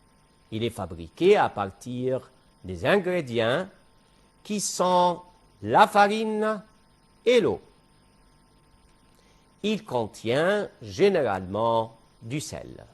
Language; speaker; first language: French; non-native, fluent; Arabic